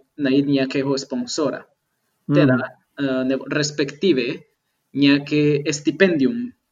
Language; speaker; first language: Czech; non-native, fluent; Spanish